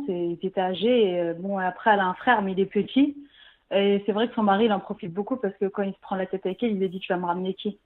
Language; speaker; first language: French; early bilingual, other home language; Arabic